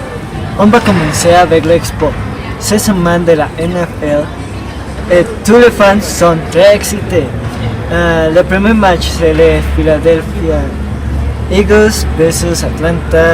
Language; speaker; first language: French; non-native, learner; Spanish